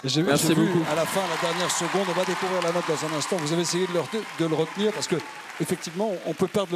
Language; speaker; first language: French; native; French